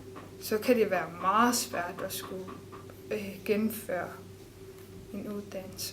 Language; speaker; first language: Danish; non-native, local second language; Kalaallisut